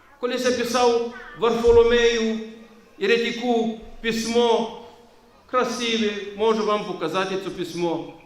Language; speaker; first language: Ukrainian; non-native, local second language; Romanian